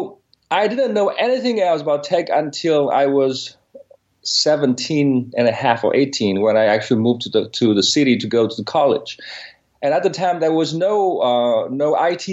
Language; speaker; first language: English; non-native, fluent; Vietnamese